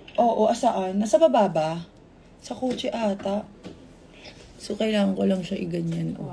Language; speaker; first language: Filipino; native; Filipino